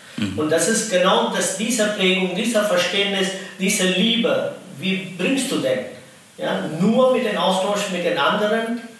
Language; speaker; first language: German; non-native, fluent; Tamil